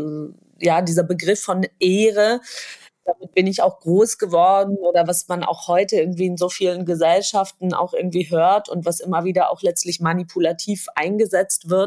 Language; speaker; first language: German; non-native, fluent; Georgian